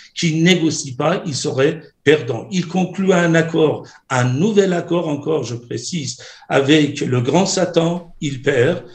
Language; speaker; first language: French; non-native, fluent; Persian